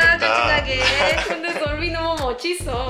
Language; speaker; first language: Spanish; native; Spanish